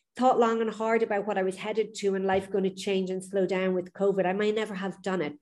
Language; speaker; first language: English; native; English